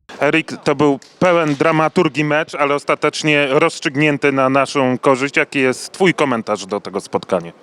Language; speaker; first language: Polish; native; Polish